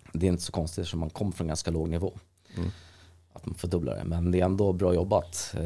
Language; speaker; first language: Swedish; early bilingual, other home language; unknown